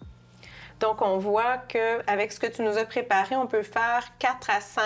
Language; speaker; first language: French; native; French